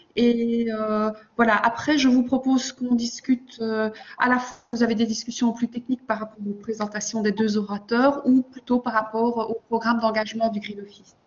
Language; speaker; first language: French; native; French